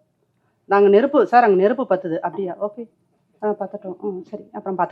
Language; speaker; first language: Tamil; native; Tamil